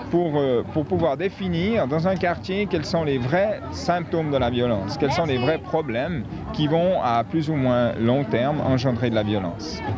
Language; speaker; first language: French; native; French